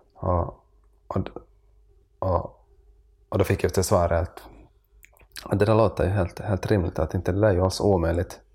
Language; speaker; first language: Swedish; native; Swedish